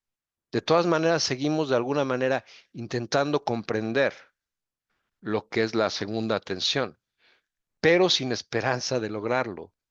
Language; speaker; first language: Spanish; native; Spanish